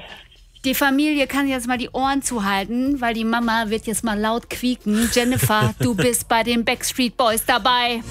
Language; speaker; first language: German; native; German